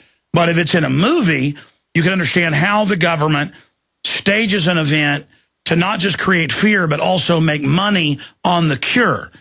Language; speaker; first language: English; native; English